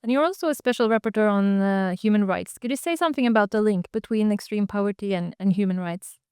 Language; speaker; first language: English; non-native, fluent; Norwegian